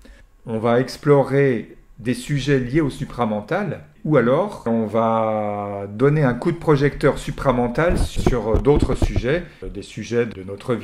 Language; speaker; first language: French; native; French